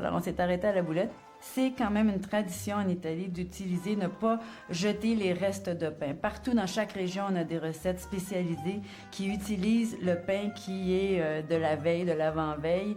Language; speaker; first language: French; native; French